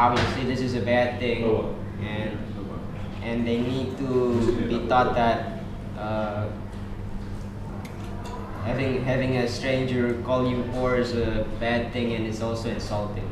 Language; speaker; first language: English; non-native, fluent; Indonesian